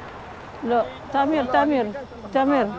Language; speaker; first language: Hebrew; non-native, learner; Amharic